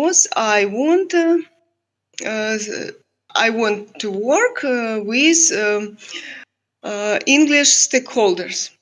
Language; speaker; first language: English; non-native, learner; Russian